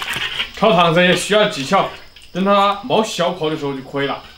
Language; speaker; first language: Chinese; native; Chinese